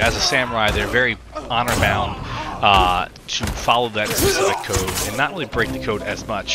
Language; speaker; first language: English; native; English